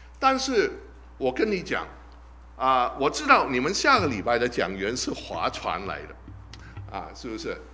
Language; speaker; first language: Chinese; non-native, local second language; Cantonese